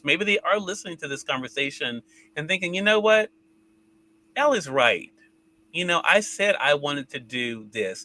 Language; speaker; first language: English; native; English